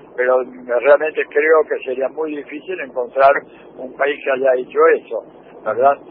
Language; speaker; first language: Spanish; native; Spanish